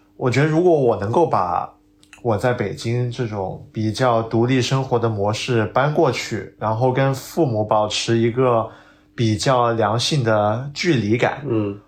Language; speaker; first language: Chinese; non-native, local second language; Cantonese